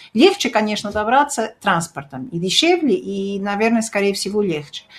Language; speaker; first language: Russian; early bilingual, heritage; Russian